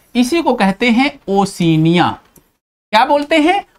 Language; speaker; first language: Hindi; native; Hindi